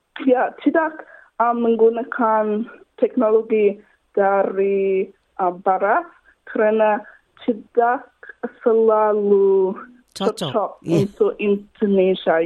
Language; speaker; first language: Indonesian; non-native, learner; English